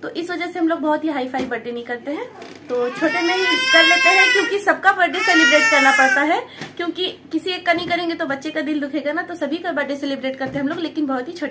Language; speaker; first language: Hindi; native; Hindi